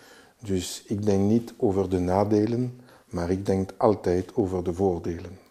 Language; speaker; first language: Dutch; non-native, local second language; French